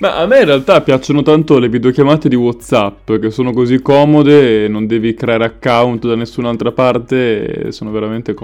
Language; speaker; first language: Italian; native; Italian